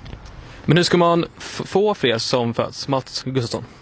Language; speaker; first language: Swedish; native; Swedish